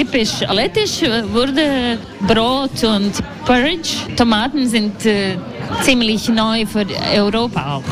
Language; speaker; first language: German; non-native, fluent; Latvian